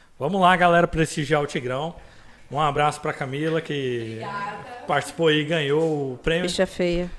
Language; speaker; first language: Portuguese; native; Portuguese